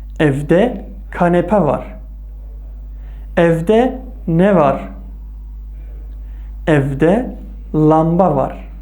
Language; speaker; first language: Turkish; non-native, fluent; Persian